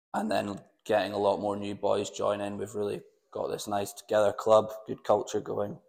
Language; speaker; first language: English; native; English